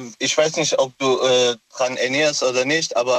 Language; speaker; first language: German; non-native, local second language; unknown